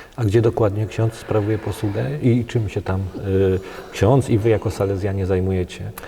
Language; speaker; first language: Polish; native; Polish